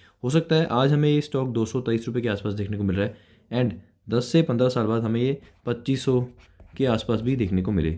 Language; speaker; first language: Hindi; native; Hindi